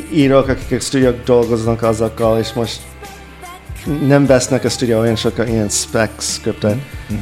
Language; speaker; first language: Hungarian; early bilingual, heritage; English